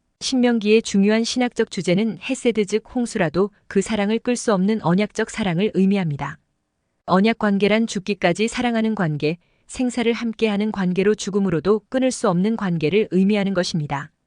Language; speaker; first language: Korean; native; Korean